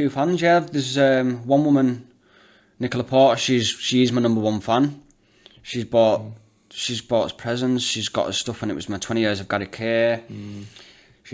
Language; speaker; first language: English; native; English